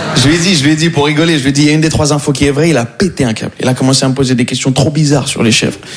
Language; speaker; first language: French; non-native, local second language; Arabic